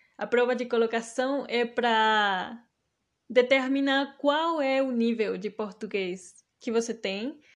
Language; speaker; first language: Portuguese; early bilingual, heritage; Portuguese